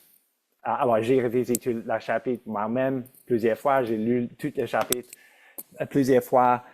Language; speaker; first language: French; non-native, local second language; English